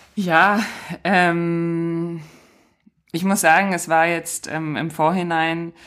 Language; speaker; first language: German; native; German